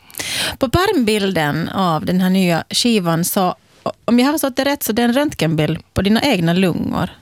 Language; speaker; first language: Swedish; native; Swedish